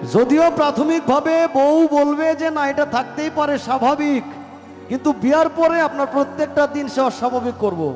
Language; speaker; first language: Bangla; non-native, local second language; Sylheti